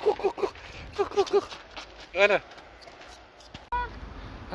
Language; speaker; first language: French; native; French